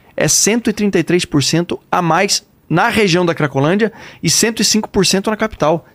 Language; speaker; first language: Portuguese; native; Portuguese